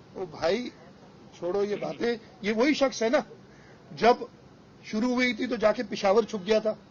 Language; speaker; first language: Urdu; non-native, local second language; Sindhi